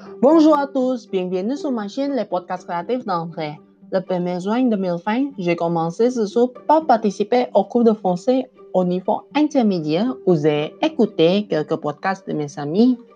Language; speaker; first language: French; non-native, learner; Indonesian